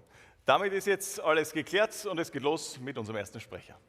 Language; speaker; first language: German; native; German